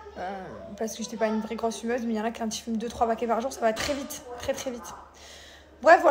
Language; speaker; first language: French; native; French